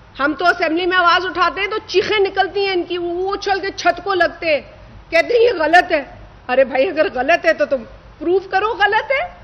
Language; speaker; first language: Urdu; non-native, local second language; Sindhi